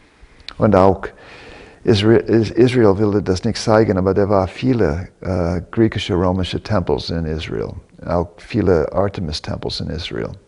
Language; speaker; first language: German; non-native, fluent; English